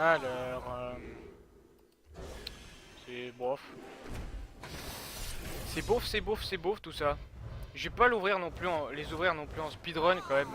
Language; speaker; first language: French; native; French